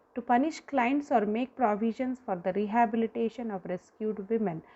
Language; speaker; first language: English; non-native, local second language; Kannada